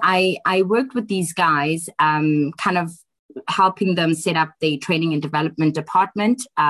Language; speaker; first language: English; non-native, local second language; Xhosa